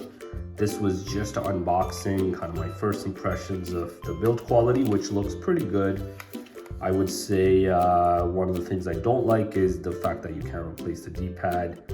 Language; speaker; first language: English; native; English